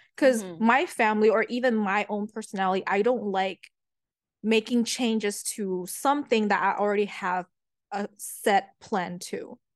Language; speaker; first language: English; early bilingual, other home language; Chinese